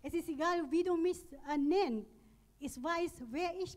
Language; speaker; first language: German; non-native, learner; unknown